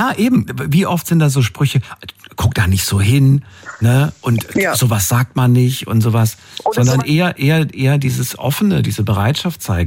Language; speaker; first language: German; native; German